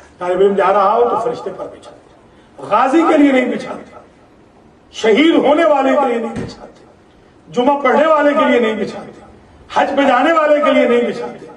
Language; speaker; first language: Urdu; native; Urdu